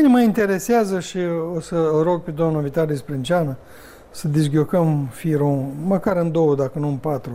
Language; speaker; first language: Romanian; native; Romanian